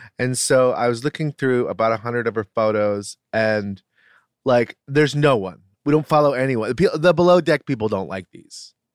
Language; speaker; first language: English; native; English